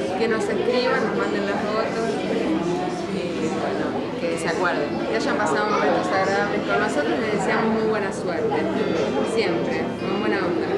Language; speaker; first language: Spanish; native; Spanish